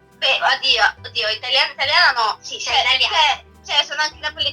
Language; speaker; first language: Italian; native; Italian